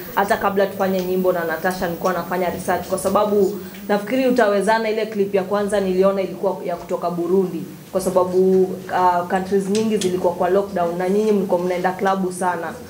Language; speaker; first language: Swahili; native; Swahili